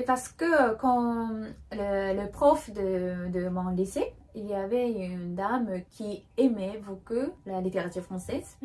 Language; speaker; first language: French; non-native, learner; Japanese